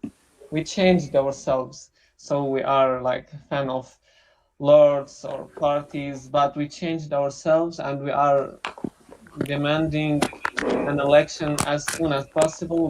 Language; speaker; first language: English; non-native, learner; Arabic